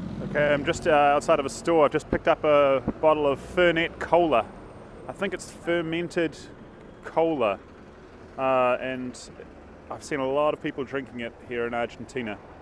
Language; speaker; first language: English; native; English